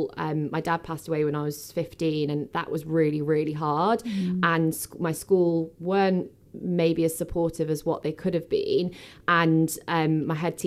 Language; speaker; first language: English; native; English